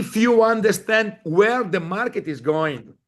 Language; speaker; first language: English; non-native, fluent; Italian